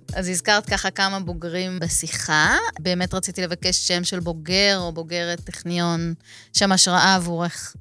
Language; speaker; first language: Hebrew; native; Hebrew